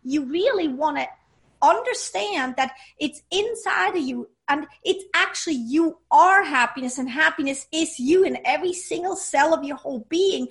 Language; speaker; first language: English; non-native, fluent; Swiss German